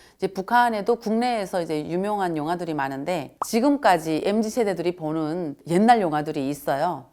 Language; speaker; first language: Korean; native; Korean